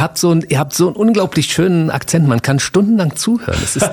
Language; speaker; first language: German; native; German